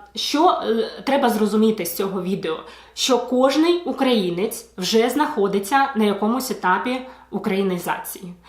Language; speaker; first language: Ukrainian; non-native, local second language; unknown